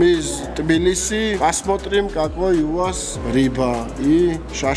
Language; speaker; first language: Russian; non-native, learner; Georgian